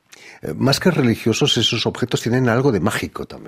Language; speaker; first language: Spanish; native; Spanish